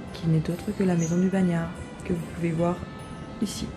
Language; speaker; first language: French; native; French